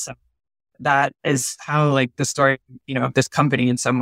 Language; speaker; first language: English; native; English